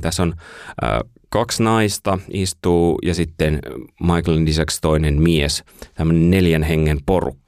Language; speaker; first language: Finnish; native; Finnish